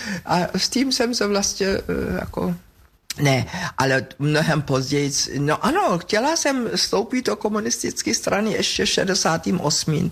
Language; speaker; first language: Czech; non-native, fluent; German